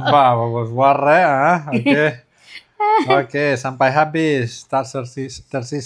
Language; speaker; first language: Indonesian; non-native, learner; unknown